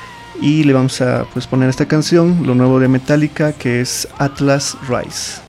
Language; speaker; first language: Spanish; native; Spanish